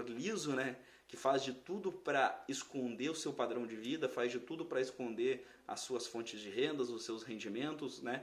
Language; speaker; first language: Portuguese; native; Portuguese